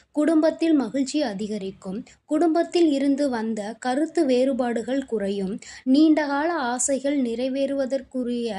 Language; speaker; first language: Tamil; native; Tamil